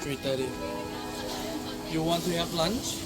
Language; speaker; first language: English; non-native, fluent; Thai